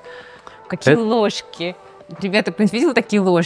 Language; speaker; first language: Russian; native; Russian